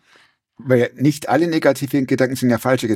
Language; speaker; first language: German; native; German